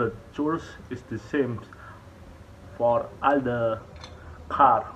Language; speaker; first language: English; non-native, learner; Indonesian